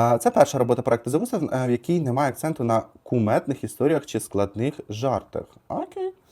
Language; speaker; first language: Ukrainian; native; Ukrainian